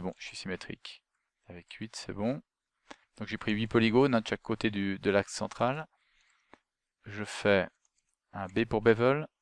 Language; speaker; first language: French; native; French